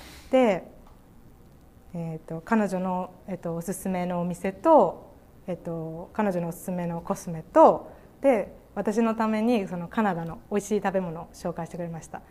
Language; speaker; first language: Japanese; native; Japanese